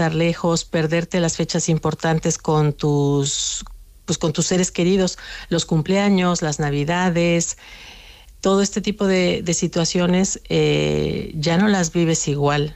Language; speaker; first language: Spanish; native; Spanish